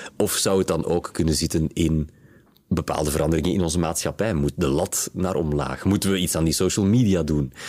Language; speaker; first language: Dutch; native; Dutch